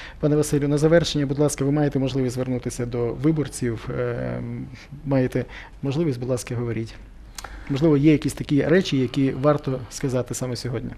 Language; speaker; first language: Ukrainian; native; Ukrainian